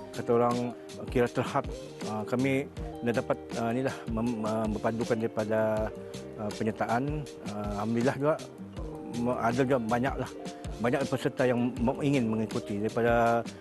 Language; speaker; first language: Malay; native; Malay